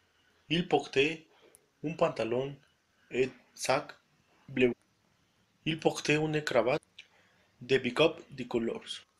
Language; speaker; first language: French; non-native, learner; Spanish